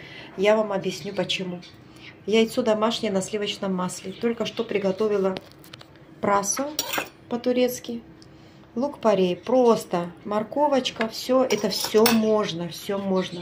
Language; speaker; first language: Russian; native; Russian